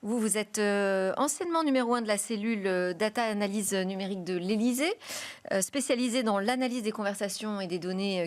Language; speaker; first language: French; native; French